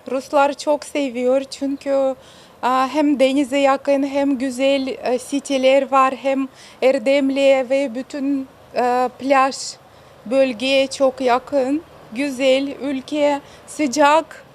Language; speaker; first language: Turkish; non-native, fluent; Russian